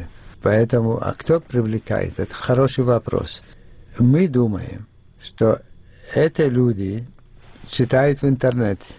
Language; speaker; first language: Russian; non-native, fluent; Arabic